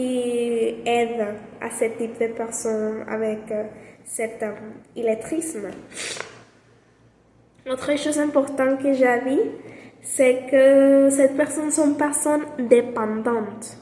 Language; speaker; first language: French; non-native, learner; Spanish